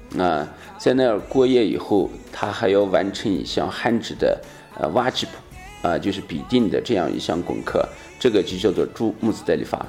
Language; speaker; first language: Chinese; native; Chinese